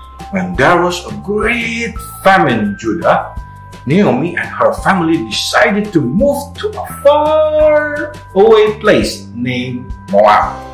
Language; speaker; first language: English; non-native, fluent; Indonesian